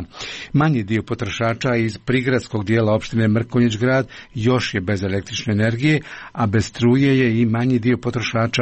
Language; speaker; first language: Croatian; native; Croatian